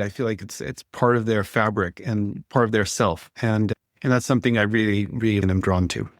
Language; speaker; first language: English; non-native, fluent; French